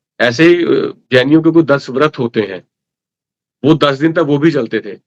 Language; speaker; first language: Hindi; non-native, local second language; Dogri